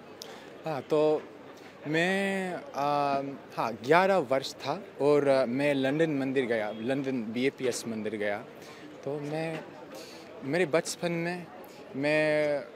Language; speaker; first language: Hindi; non-native, learner; English